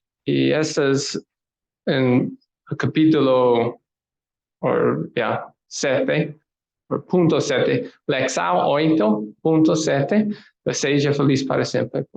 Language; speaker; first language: Portuguese; non-native, learner; English